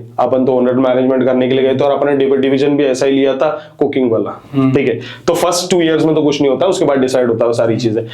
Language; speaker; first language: Hindi; non-native, local second language; Marathi